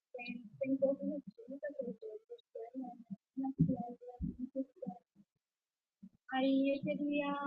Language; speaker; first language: Portuguese; non-native, fluent; Spanish